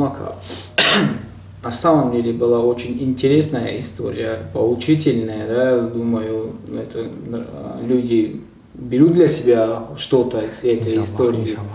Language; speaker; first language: Russian; non-native, local second language; Tajik